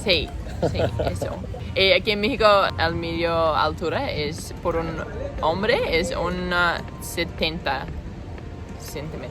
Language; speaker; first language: Spanish; non-native, learner; English